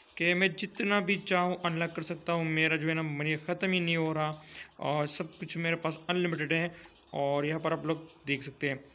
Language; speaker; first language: Urdu; non-native, local second language; Pashto